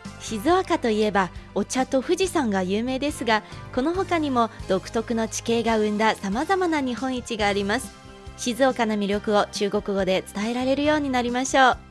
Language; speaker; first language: Japanese; non-native, fluent; Chinese